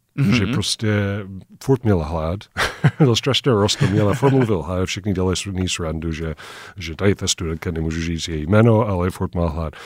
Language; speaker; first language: Czech; non-native, fluent; English